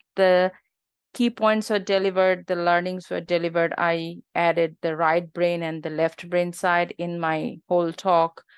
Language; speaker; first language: English; non-native, local second language; Bangla